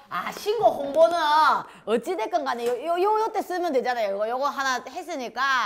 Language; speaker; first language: Korean; native; Korean